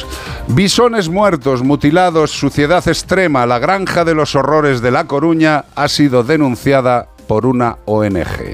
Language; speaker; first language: Spanish; native; Spanish